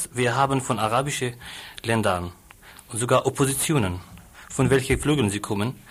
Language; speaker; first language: German; non-native, fluent; Arabic